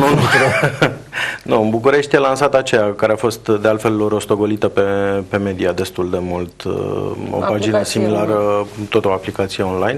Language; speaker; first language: Romanian; native; Romanian